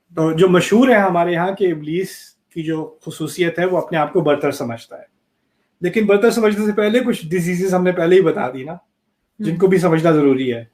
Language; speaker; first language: Urdu; early bilingual, heritage; Urdu